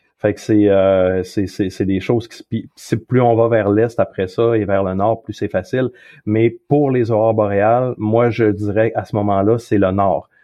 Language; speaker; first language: French; native; French